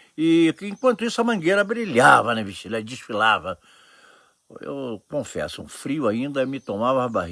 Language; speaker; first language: Portuguese; native; Portuguese